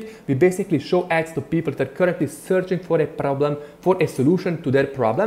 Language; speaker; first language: English; non-native, fluent; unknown